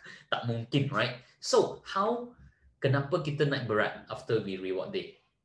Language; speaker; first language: English; non-native, local second language; Malay